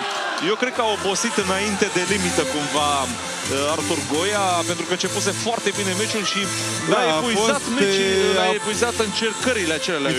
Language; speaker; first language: Romanian; native; Romanian